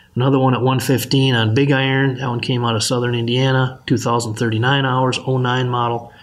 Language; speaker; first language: English; native; English